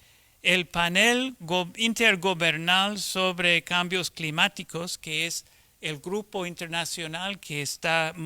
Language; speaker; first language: Spanish; non-native, fluent; English